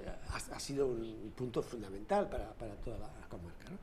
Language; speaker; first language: Spanish; native; Spanish